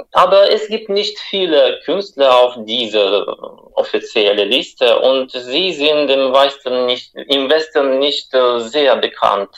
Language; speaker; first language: German; non-native, fluent; Russian